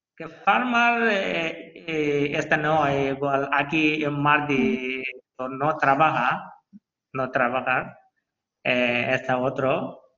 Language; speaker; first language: Spanish; non-native, learner; Bangla